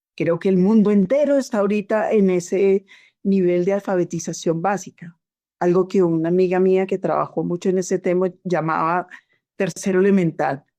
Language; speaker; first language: Spanish; native; Spanish